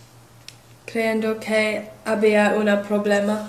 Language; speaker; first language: Spanish; non-native, learner; English